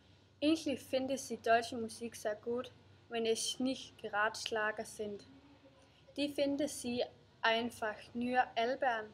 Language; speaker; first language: German; non-native, learner; Danish